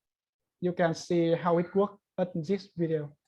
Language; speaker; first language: English; non-native, learner; Vietnamese